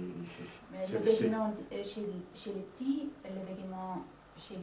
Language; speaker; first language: French; non-native, fluent; Dutch